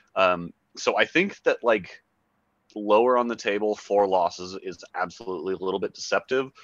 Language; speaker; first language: English; native; English